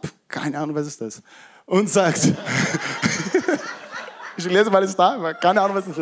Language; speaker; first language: German; non-native, fluent; Portuguese